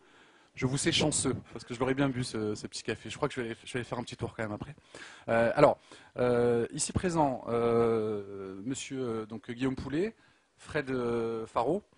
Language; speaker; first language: French; native; French